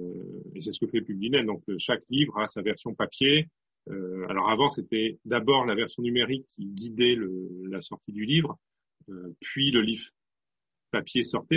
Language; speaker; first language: French; native; French